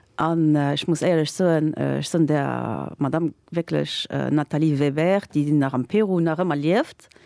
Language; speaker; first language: Luxembourgish; early bilingual, other home language; Spanish